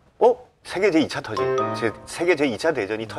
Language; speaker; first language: Korean; native; Korean